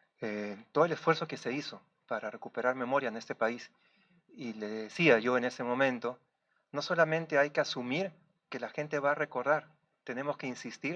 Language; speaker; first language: Spanish; native; Spanish